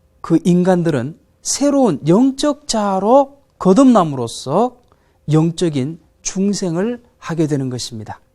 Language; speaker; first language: Korean; native; Korean